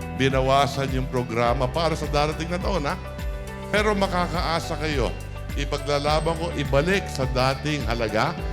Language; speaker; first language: Filipino; native; Filipino